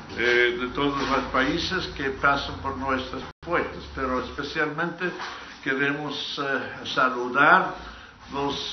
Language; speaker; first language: Spanish; non-native, fluent; English